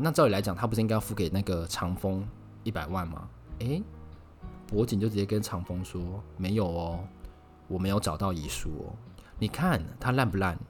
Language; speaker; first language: Chinese; native; Chinese